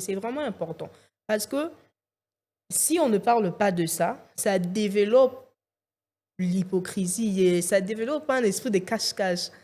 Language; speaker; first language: French; non-native, local second language; Lingala